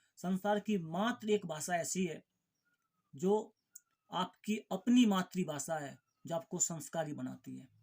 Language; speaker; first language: Hindi; native; Hindi